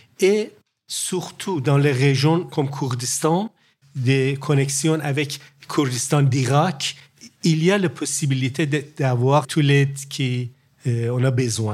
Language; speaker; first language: French; non-native, learner; Persian